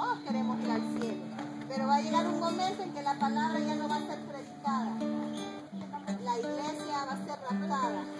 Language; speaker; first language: Spanish; native; Spanish